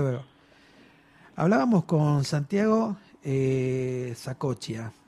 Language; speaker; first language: Spanish; native; Spanish